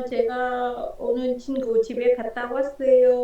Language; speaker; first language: Korean; non-native, learner; Vietnamese